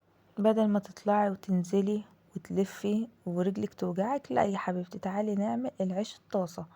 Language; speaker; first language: Arabic; native; Arabic